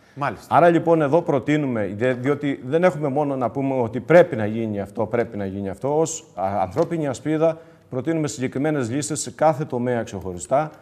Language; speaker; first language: Greek; native; Greek